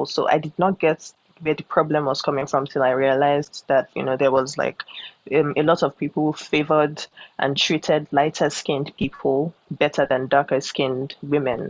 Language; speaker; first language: English; non-native, local second language; Yoruba